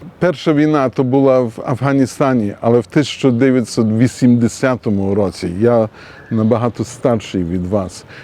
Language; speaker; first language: Ukrainian; early bilingual, heritage; Ukrainian